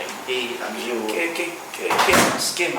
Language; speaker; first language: Spanish; non-native, learner; Haitian Creole